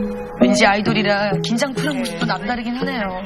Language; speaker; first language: Korean; native; Korean